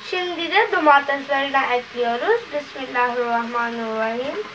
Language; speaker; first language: Turkish; non-native, learner; Urdu